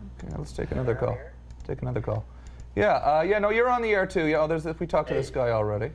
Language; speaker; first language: English; native; English